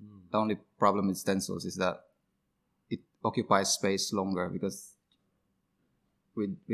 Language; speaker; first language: English; non-native, local second language; Cebuano